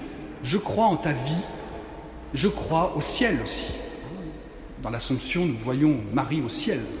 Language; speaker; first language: French; native; French